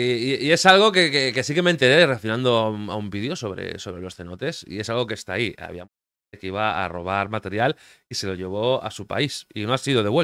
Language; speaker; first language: Spanish; native; Spanish